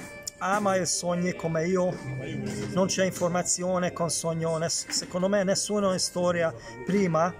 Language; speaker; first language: Italian; non-native, learner; Hungarian